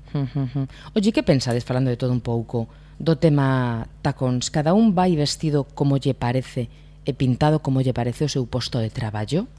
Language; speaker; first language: Galician; native; Galician